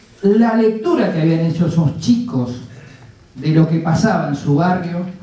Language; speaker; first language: Spanish; native; Spanish